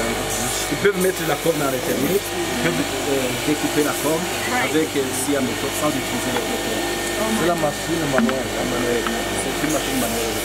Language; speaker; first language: French; non-native, local second language; Rundi